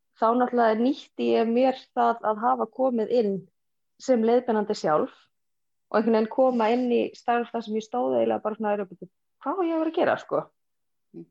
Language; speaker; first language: Icelandic; native; Icelandic